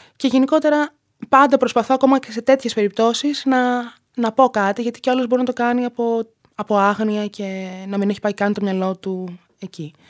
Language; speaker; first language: Greek; native; Greek